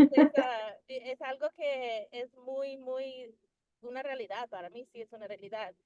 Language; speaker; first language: Spanish; early bilingual, heritage; Spanish